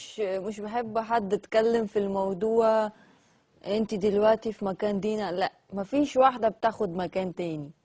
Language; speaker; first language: Egyptian Arabic; non-native, learner; Armenian